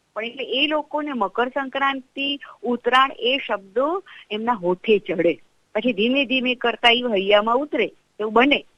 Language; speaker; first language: Gujarati; non-native, local second language; Marathi